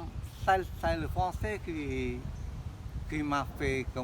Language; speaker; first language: French; non-native, fluent; Khmer